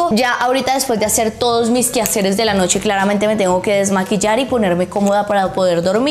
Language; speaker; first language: Spanish; native; Spanish